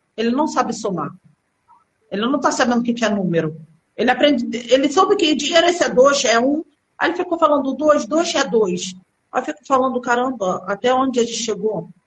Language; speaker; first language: Portuguese; early bilingual, other home language; Arabic